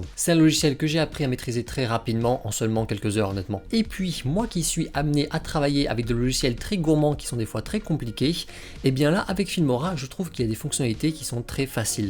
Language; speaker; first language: French; native; French